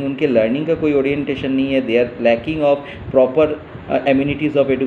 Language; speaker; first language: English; non-native, local second language; Hindi